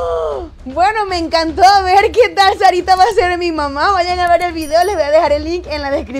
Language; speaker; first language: Spanish; native; Spanish